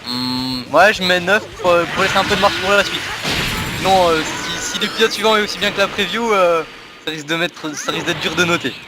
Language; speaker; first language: French; native; French